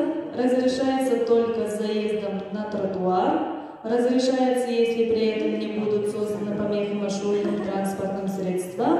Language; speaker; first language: Russian; non-native, local second language; Yakut